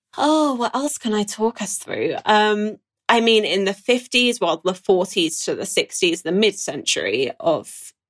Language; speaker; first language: English; native; English